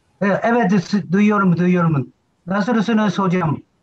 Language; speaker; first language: Turkish; non-native, learner; Japanese